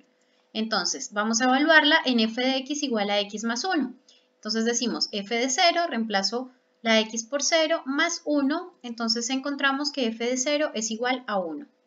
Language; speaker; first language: Spanish; native; Spanish